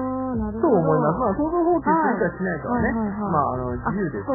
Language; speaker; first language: Japanese; native; Japanese